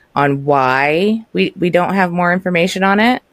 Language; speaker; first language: English; early bilingual, other home language; Norwegian